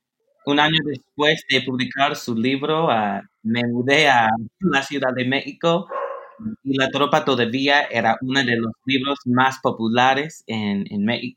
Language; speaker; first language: Spanish; non-native, fluent; English